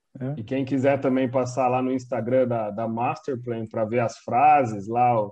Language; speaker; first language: Portuguese; native; Portuguese